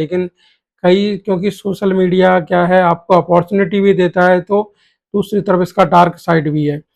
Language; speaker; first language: Hindi; native; Hindi